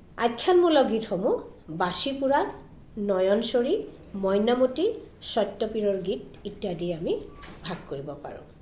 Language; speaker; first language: Assamese; native; Assamese